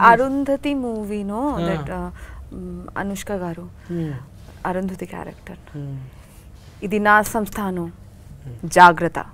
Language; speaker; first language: Telugu; non-native, learner; Bangla